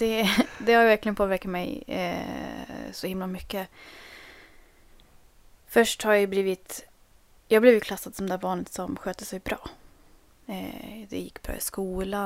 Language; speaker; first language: Swedish; native; Swedish